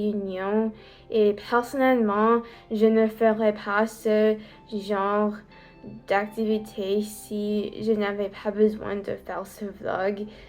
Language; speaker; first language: French; non-native, learner; English